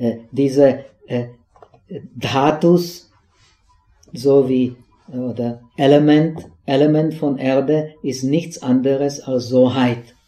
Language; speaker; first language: German; non-native, fluent; Czech